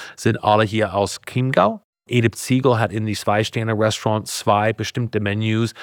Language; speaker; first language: German; non-native, fluent; English